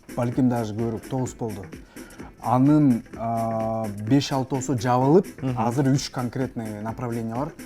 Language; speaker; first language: Kyrgyz; native; Kyrgyz